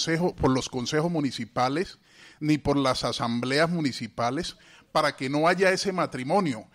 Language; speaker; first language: Spanish; native; Spanish